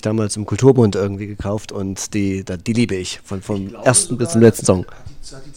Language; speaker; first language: German; native; German